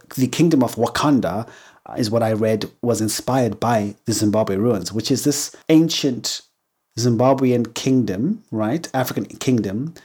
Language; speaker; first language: English; native; English